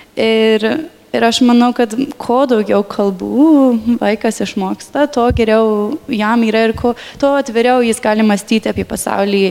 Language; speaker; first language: Lithuanian; early bilingual, heritage; Lithuanian